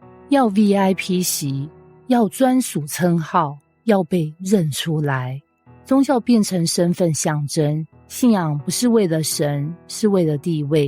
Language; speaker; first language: Chinese; native; Chinese